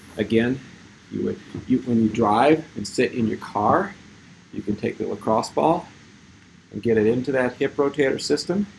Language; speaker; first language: English; native; English